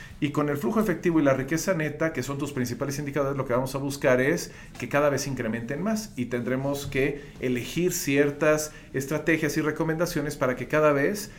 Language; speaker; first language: Spanish; native; Spanish